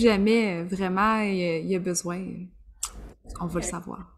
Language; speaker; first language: French; native; French